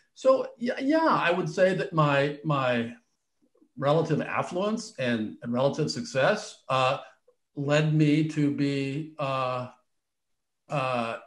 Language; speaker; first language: English; native; English